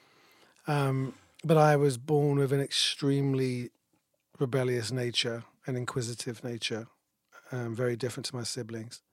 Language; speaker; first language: English; native; English